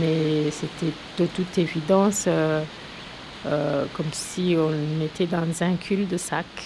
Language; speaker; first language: French; non-native, local second language; Kinyarwanda